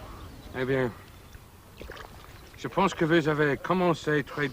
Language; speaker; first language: French; non-native, learner; English